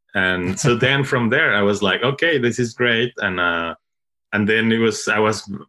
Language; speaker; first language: English; non-native, fluent; Spanish